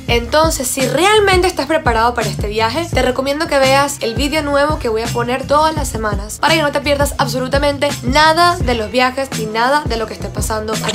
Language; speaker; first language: Spanish; native; Spanish